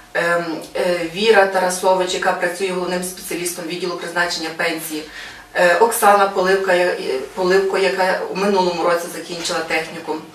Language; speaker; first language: Ukrainian; native; Ukrainian